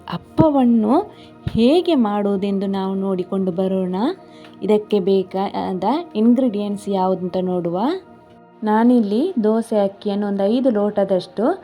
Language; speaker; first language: Kannada; non-native, local second language; Tulu